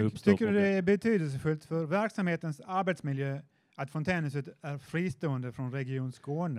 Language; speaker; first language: Swedish; native; Swedish